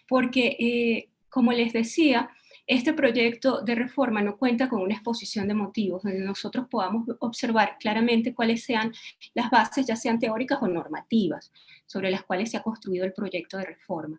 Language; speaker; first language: Spanish; native; Spanish